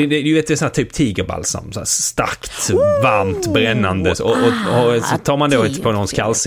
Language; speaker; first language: Swedish; native; Swedish